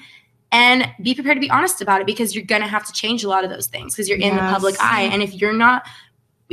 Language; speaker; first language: English; native; English